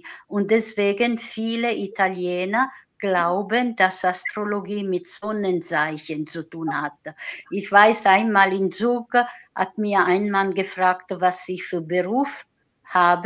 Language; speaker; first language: German; non-native, fluent; Italian